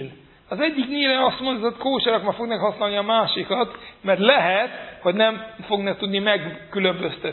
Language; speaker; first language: Hungarian; non-native, fluent; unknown